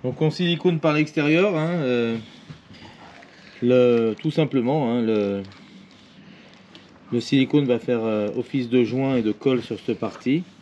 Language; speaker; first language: French; native; French